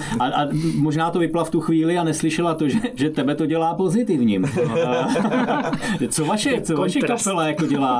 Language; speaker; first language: Czech; native; Czech